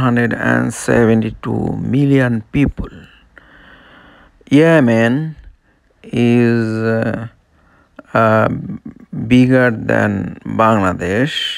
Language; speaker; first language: English; non-native, local second language; Bangla